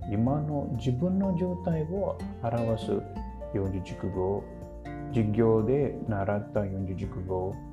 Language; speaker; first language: Japanese; non-native, learner; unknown